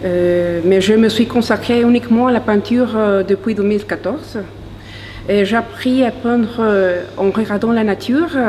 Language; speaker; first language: French; non-native, fluent; Spanish